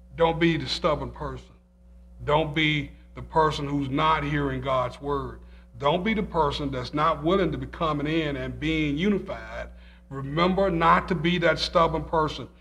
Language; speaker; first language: English; native; English